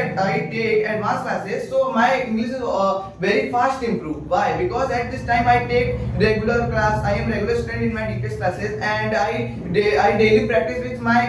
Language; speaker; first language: English; non-native, learner; Hindi